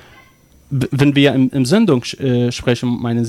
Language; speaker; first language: German; non-native, learner; Arabic